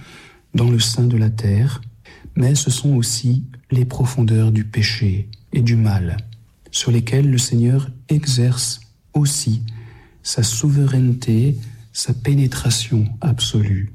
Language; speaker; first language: French; native; French